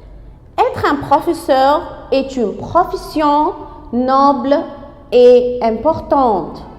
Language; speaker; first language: French; non-native, fluent; Arabic